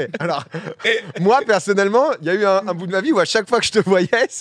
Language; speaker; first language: French; native; French